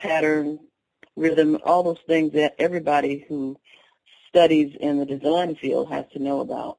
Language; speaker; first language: English; native; English